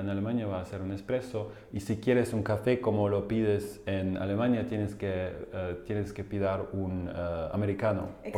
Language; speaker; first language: Spanish; non-native, fluent; German